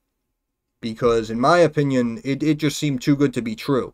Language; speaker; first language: English; native; English